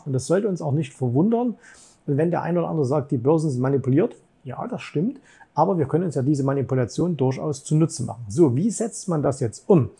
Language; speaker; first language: German; native; German